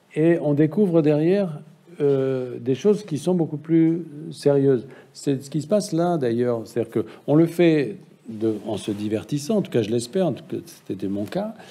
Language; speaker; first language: French; native; French